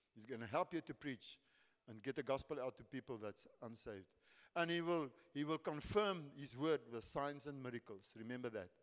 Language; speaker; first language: English; non-native, local second language; Afrikaans